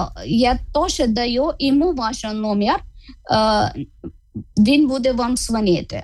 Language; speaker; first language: Ukrainian; non-native, learner; Malayalam